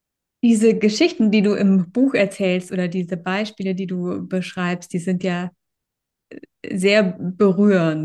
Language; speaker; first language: German; native; German